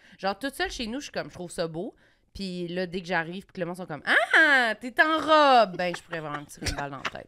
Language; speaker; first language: French; native; French